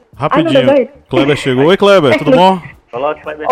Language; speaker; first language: Portuguese; native; Portuguese